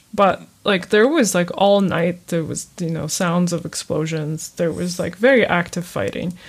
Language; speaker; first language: English; early bilingual, other home language; Ukrainian